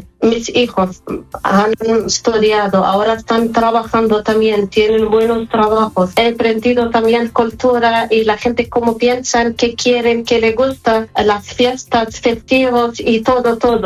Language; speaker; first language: Spanish; non-native, learner; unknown